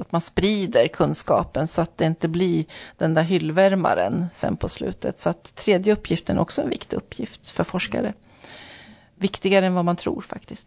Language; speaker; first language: Swedish; native; Swedish